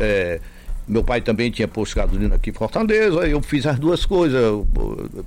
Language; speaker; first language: Portuguese; native; Portuguese